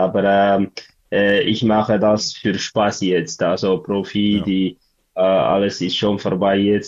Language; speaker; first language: German; non-native, learner; Tigrinya